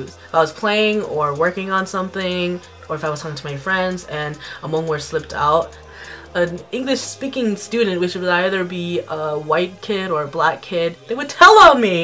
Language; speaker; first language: English; early bilingual, other home language; Hmong